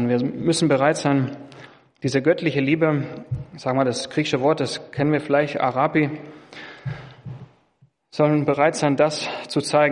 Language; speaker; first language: German; non-native, fluent; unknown